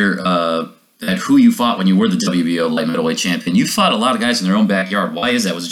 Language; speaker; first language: English; native; English